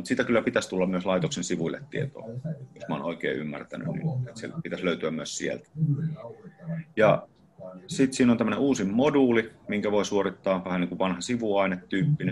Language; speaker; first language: Finnish; native; Finnish